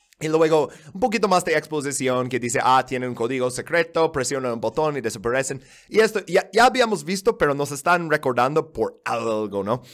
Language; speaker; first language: Spanish; non-native, fluent; English